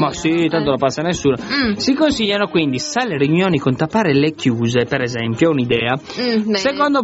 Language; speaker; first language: Italian; native; Italian